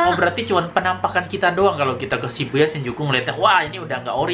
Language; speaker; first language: Indonesian; native; Indonesian